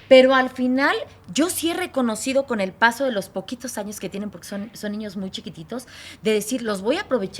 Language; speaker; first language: Spanish; native; Spanish